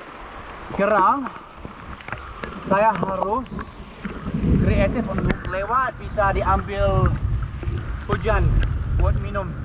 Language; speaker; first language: Indonesian; non-native, fluent; English